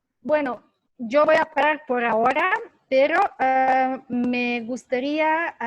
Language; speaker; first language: Spanish; non-native, fluent; Serbian